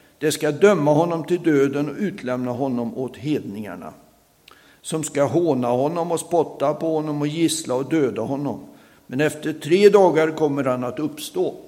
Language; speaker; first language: Swedish; native; Swedish